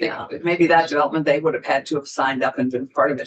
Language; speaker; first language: English; native; English